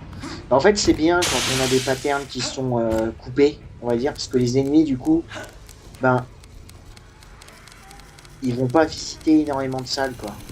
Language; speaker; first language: French; native; French